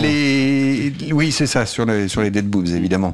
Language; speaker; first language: French; native; French